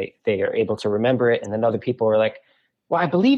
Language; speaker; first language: English; native; English